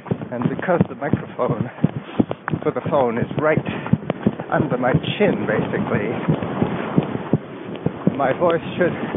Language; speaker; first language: English; native; English